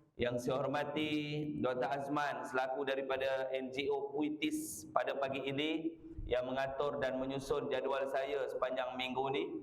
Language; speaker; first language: Malay; native; Malay